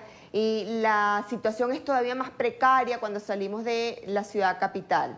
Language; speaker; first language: Spanish; native; Spanish